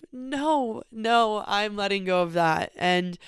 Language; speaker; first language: English; native; English